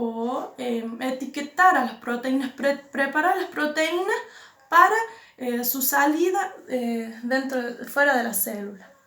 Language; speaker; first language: Spanish; native; Spanish